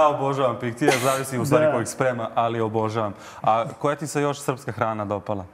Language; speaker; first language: Bosnian; native; Bosnian